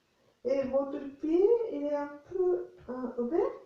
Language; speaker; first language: French; non-native, learner; Japanese